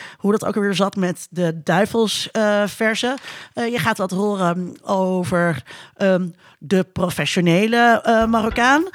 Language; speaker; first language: Dutch; native; Dutch